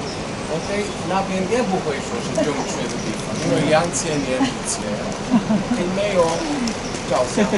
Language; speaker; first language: Chinese; non-native, fluent; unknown